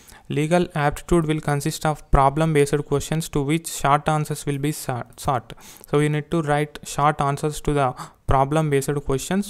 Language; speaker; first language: English; non-native, local second language; Telugu